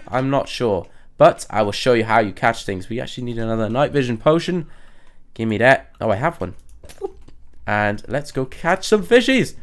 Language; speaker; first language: English; native; English